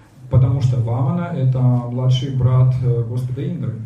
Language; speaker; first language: Russian; native; Russian